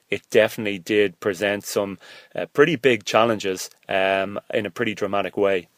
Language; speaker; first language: English; native; English